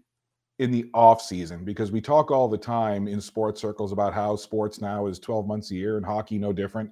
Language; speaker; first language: English; native; English